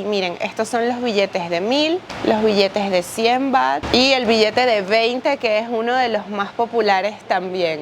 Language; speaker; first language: Spanish; native; Spanish